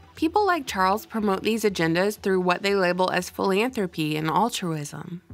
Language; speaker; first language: English; native; English